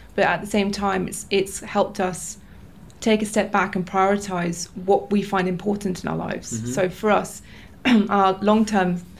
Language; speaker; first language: English; native; English